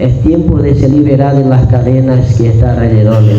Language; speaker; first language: Spanish; native; Spanish